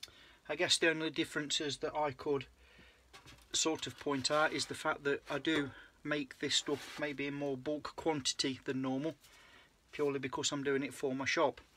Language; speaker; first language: English; native; English